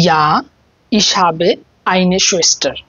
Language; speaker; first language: German; non-native, learner; Bangla